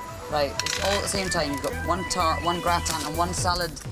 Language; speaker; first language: English; native; English